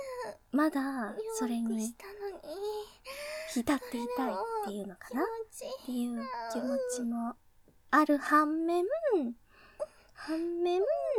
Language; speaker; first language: Japanese; native; Japanese